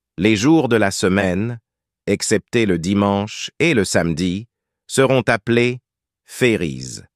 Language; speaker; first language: French; native; French